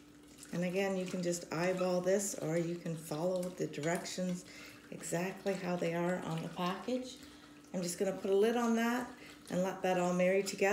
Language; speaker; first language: English; native; English